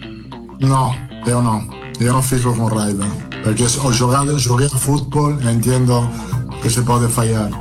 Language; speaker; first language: Portuguese; non-native, fluent; Italian